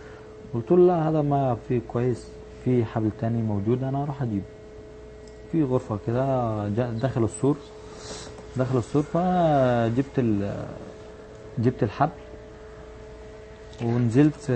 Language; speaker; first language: Arabic; native; Arabic